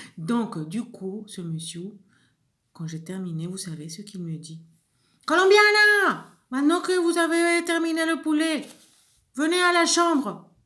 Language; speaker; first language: French; non-native, fluent; Spanish